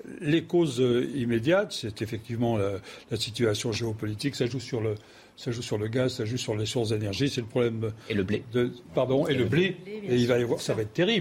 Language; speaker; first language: French; native; French